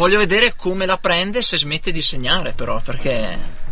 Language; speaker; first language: Italian; native; Italian